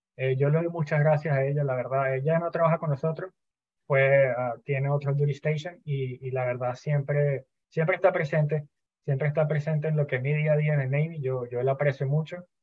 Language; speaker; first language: Spanish; native; Spanish